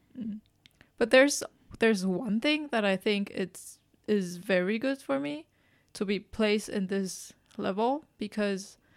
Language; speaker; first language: English; non-native, fluent; Chinese